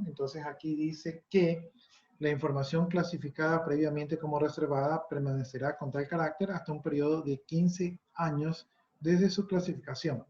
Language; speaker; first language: Spanish; native; Spanish